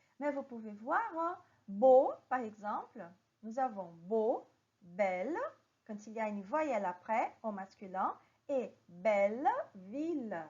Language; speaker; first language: French; non-native, fluent; Portuguese